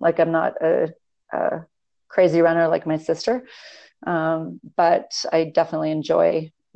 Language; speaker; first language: English; native; English